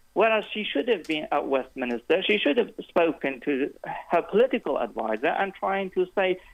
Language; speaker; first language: English; non-native, fluent; Kurdish